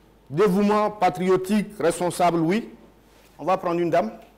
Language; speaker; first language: French; non-native, local second language; Mossi